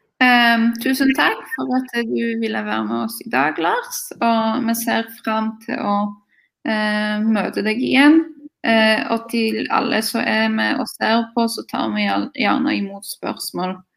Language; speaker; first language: Norwegian; non-native, fluent; Polish